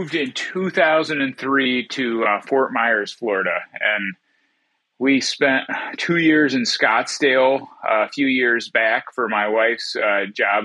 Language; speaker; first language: English; native; English